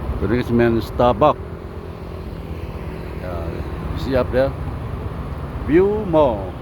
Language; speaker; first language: English; non-native, learner; Lao